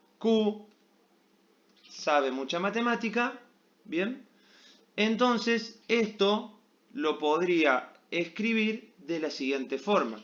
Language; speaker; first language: Spanish; native; Spanish